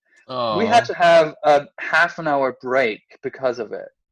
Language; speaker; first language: English; non-native, fluent; Danish